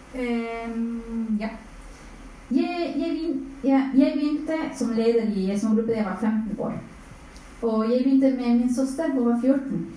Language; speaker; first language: Norwegian; non-native, fluent; Spanish